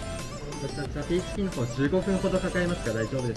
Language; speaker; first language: Japanese; native; Japanese